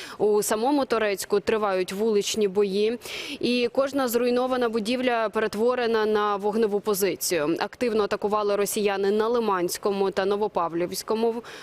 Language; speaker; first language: Ukrainian; native; Ukrainian